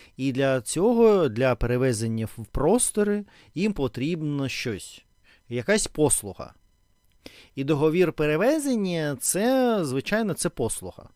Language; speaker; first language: Ukrainian; non-native, local second language; Russian